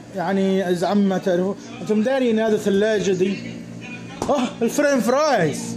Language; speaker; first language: Arabic; early bilingual, heritage; Arabic